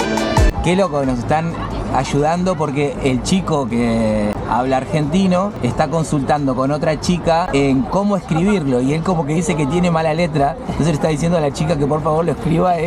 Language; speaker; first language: Spanish; native; Spanish